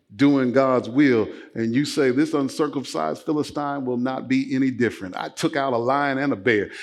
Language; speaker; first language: English; native; English